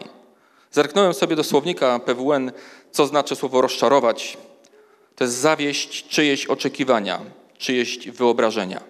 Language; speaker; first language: Polish; native; Polish